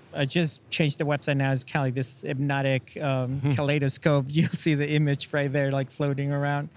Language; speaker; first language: English; non-native, fluent; Spanish